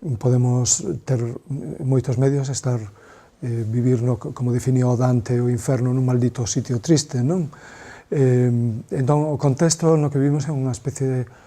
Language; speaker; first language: Galician; native; Galician